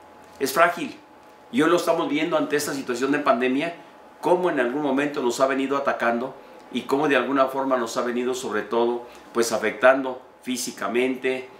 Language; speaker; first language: Spanish; native; Spanish